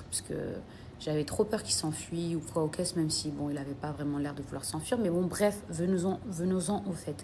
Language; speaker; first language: French; native; French